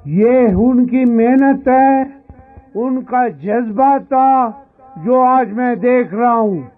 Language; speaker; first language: Urdu; non-native, local second language; Pashto